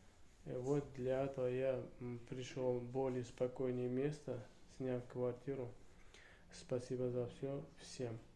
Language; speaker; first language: Russian; non-native, learner; Uzbek